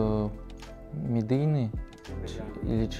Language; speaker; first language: Polish; non-native, learner; Russian